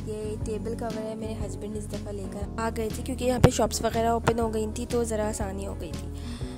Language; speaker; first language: Urdu; native; Urdu